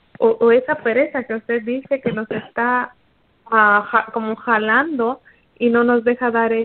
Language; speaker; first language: Spanish; native; Spanish